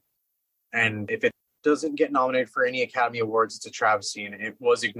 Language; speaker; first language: English; native; English